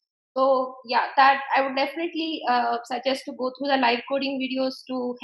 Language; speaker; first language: English; non-native, local second language; Tamil